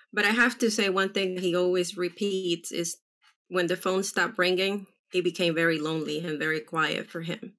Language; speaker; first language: English; early bilingual, other home language; Spanish